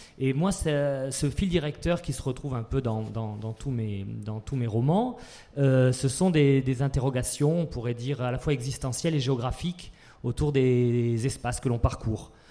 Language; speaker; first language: French; native; French